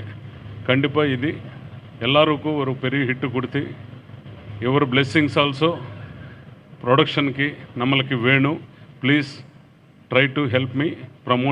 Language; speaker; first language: Tamil; non-native, learner; Telugu